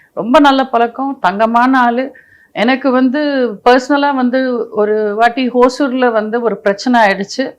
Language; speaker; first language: Tamil; non-native, local second language; Telugu